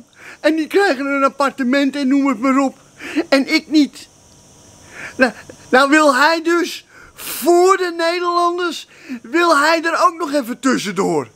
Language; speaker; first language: Dutch; native; Dutch